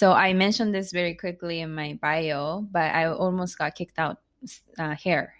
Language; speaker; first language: English; non-native, fluent; Japanese